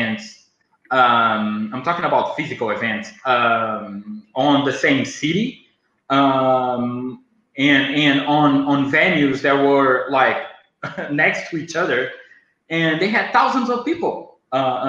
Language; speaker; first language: English; non-native, fluent; Portuguese